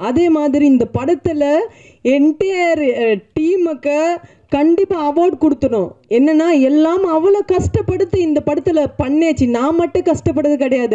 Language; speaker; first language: Tamil; non-native, fluent; Punjabi